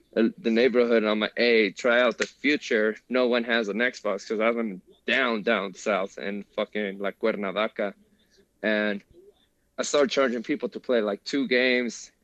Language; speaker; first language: English; early bilingual, other home language; Spanish